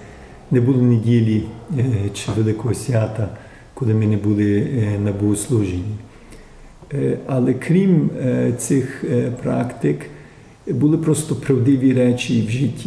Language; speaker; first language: Ukrainian; early bilingual, heritage; Ukrainian